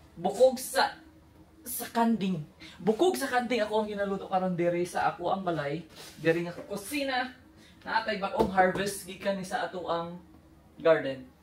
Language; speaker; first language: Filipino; non-native, local second language; Cebuano